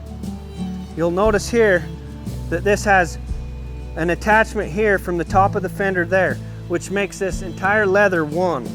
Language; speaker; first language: English; native; English